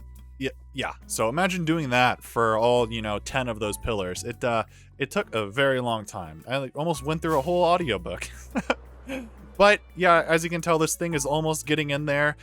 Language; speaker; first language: English; native; English